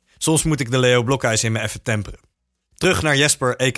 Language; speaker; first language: Dutch; native; Dutch